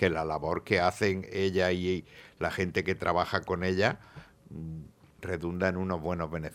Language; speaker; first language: Spanish; native; Spanish